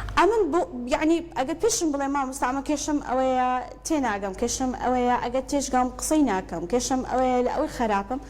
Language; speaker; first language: Central Kurdish; early bilingual, heritage; Central Kurdish